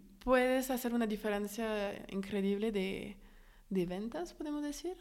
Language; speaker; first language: Spanish; non-native, fluent; French